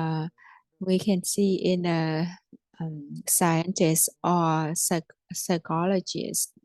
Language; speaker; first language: English; non-native, fluent; Vietnamese